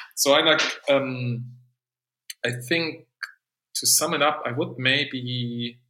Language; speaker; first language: English; non-native, fluent; German